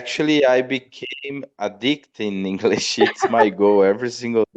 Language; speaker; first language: English; non-native, learner; Portuguese